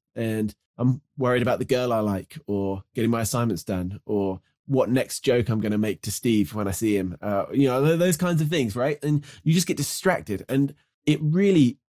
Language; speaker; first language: English; native; English